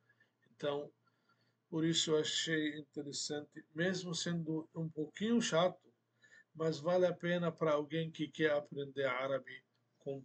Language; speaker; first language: Portuguese; non-native, fluent; Arabic